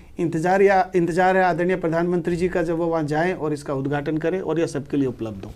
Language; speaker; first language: Hindi; native; Hindi